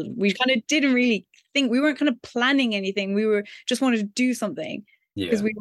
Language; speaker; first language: English; native; English